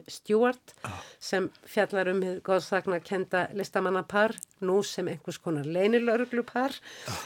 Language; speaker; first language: Icelandic; native; Icelandic